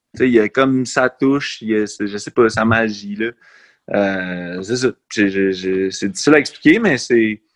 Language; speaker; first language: French; native; French